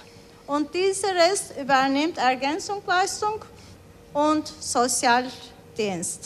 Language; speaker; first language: German; non-native, learner; Turkish